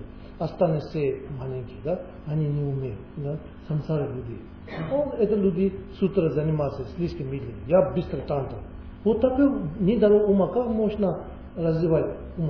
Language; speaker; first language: Russian; non-native, learner; Tibetan